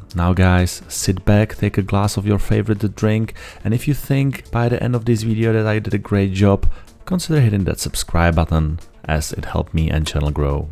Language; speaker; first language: English; non-native, fluent; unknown